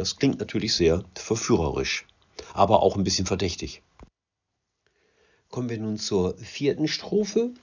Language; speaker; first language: German; native; German